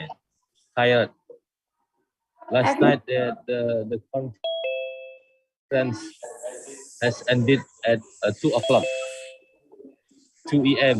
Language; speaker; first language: English; non-native, learner; Indonesian